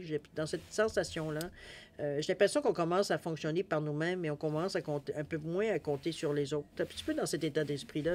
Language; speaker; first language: French; native; French